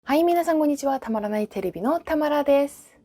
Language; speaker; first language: Japanese; non-native, fluent; Korean